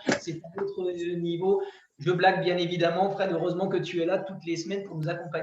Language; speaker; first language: French; native; French